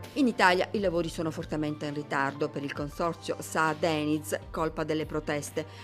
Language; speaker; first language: Italian; native; Italian